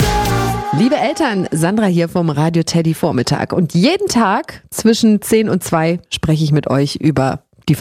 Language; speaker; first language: German; native; German